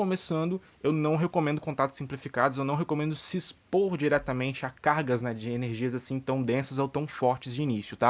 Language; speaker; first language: Portuguese; native; Portuguese